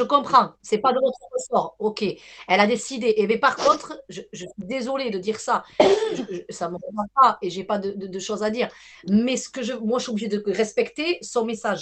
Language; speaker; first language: French; native; French